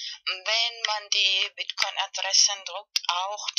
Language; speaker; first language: German; non-native, fluent; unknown